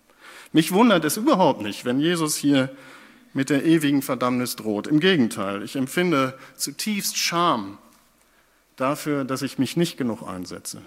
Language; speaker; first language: German; native; German